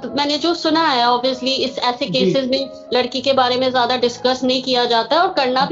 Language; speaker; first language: Hindi; native; Hindi